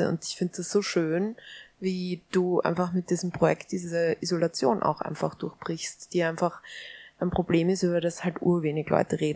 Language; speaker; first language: German; native; German